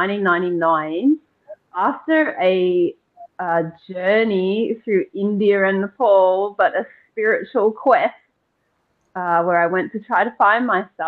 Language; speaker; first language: English; native; English